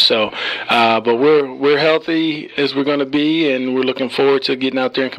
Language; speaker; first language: English; native; English